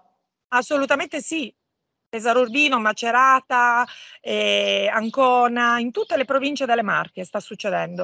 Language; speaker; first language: Italian; native; Italian